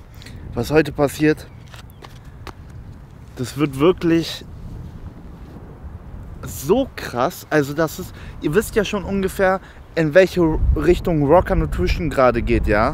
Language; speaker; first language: German; native; German